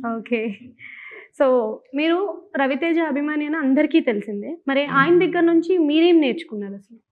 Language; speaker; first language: Telugu; native; Telugu